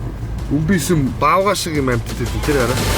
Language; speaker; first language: Mongolian; native; Mongolian